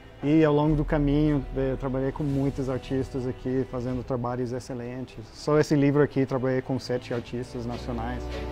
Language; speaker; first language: Portuguese; non-native, fluent; English